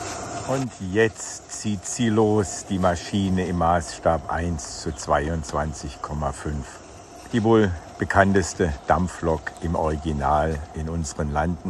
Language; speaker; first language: German; native; German